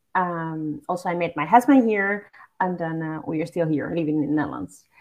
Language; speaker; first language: English; non-native, fluent; Basque